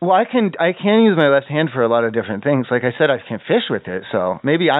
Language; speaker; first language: English; native; English